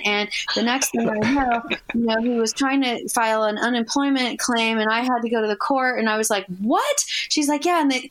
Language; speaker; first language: English; native; English